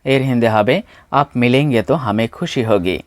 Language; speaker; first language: Hindi; non-native, fluent; Bangla